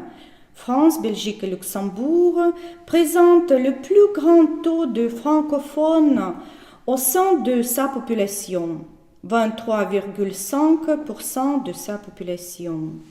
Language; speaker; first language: French; non-native, fluent; Russian